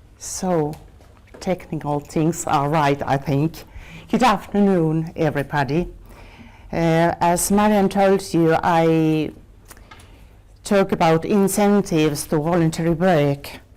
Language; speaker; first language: English; non-native, fluent; Finnish